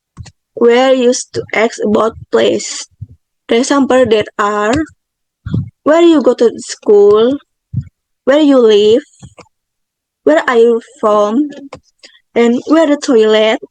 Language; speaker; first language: English; non-native, learner; Indonesian